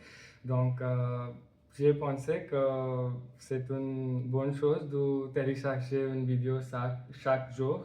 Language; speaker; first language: French; non-native, learner; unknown